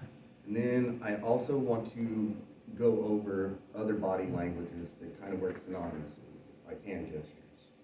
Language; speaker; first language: English; native; English